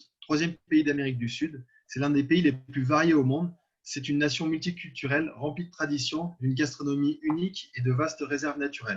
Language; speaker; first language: French; native; French